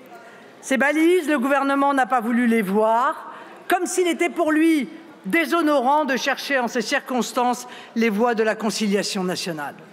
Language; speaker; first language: French; native; French